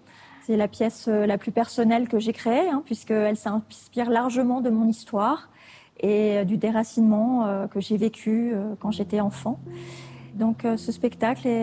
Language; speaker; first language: French; native; French